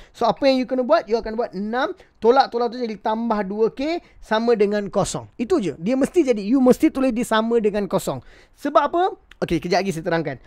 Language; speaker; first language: Malay; non-native, local second language; Tamil